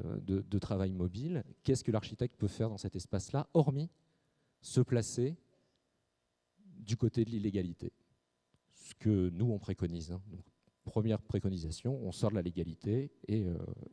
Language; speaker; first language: French; native; French